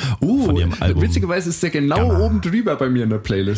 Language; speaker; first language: German; native; German